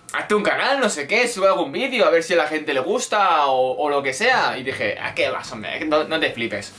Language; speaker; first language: Spanish; native; Spanish